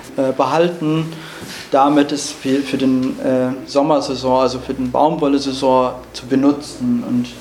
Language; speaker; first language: German; non-native, fluent; Arabic